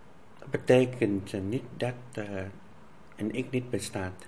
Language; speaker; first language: Dutch; non-native, fluent; Vietnamese